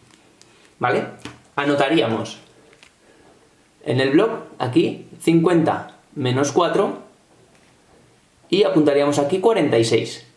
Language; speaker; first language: Spanish; native; Spanish